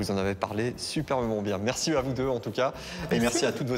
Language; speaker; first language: French; native; French